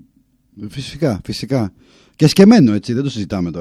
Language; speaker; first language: Greek; native; Greek